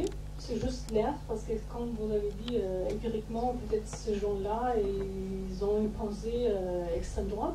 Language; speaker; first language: French; non-native, fluent; German